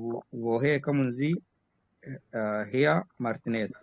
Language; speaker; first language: German; non-native, learner; Arabic